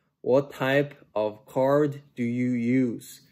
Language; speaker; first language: English; non-native, fluent; Chinese